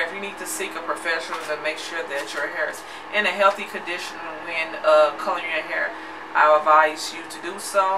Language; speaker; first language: English; native; English